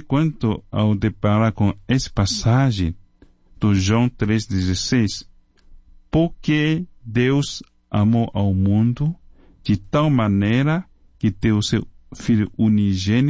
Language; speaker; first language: Portuguese; non-native, fluent; Chinese